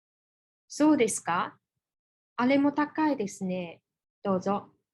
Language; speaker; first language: Japanese; non-native, fluent; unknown